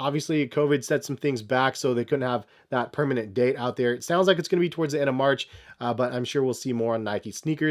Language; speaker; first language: English; native; English